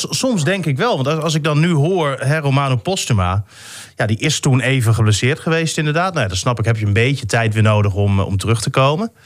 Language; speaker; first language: Dutch; native; Dutch